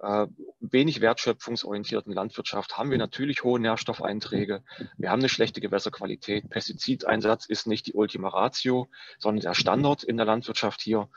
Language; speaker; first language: German; native; German